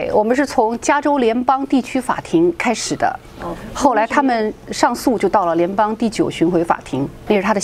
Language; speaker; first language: Chinese; native; Chinese